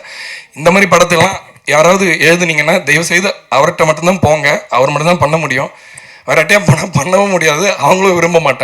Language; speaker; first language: Tamil; native; Tamil